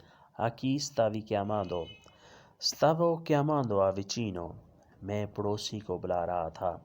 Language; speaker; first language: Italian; non-native, learner; Urdu